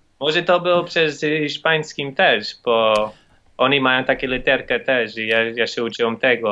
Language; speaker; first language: Polish; non-native, learner; English